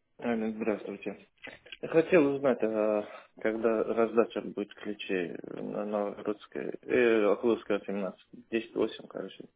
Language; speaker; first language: Russian; non-native, fluent; Azerbaijani